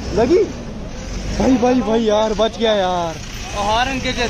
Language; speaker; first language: Hindi; native; Hindi